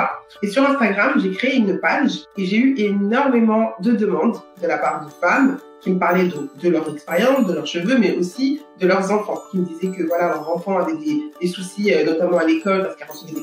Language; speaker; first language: French; native; French